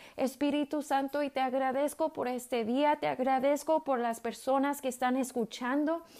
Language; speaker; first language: Spanish; early bilingual, heritage; Spanish